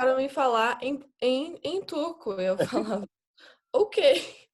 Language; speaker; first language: Portuguese; non-native, fluent; English